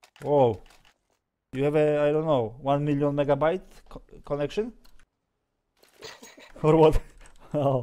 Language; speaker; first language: English; non-native, learner; Polish